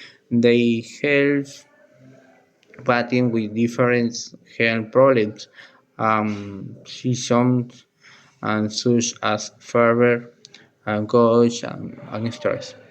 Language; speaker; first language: English; non-native, learner; Spanish